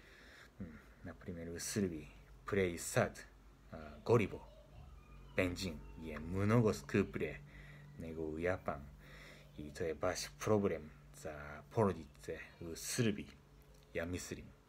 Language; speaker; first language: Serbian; non-native, learner; Japanese